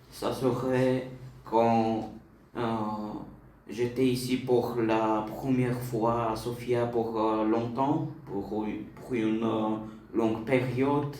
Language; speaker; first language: French; non-native, learner; Bulgarian